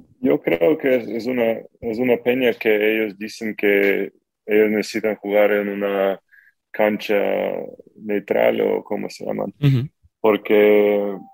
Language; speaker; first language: Spanish; non-native, learner; Ukrainian